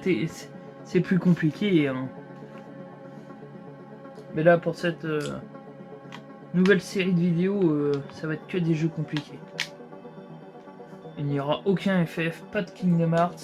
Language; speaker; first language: French; native; French